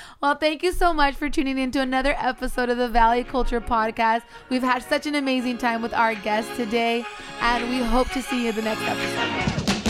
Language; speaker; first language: English; native; English